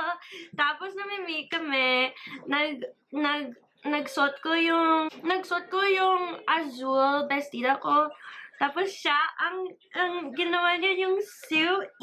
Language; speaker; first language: Filipino; early bilingual, heritage; English